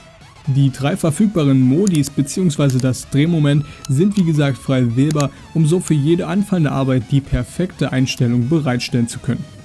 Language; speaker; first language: German; native; German